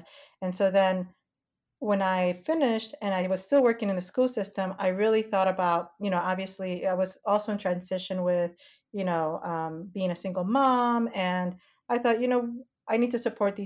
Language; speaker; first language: English; native; English